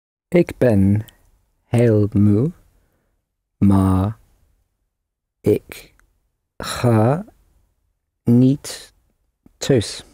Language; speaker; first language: Dutch; non-native, learner; English